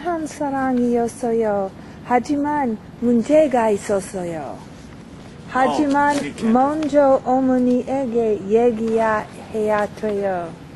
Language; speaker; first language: Korean; non-native, learner; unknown